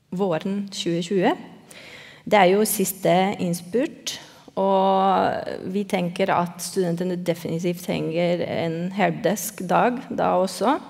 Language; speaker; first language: Norwegian; non-native, fluent; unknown